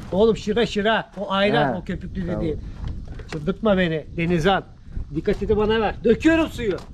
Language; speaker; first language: Turkish; native; Turkish